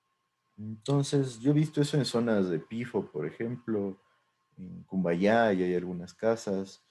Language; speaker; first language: Spanish; native; Spanish